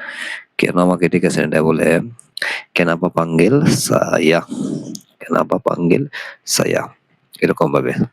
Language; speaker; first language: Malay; non-native, learner; Bangla